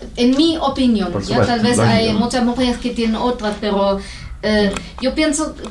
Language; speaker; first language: Spanish; non-native, fluent; German